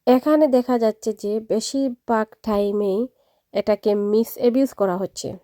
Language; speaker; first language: Bangla; non-native, local second language; Sylheti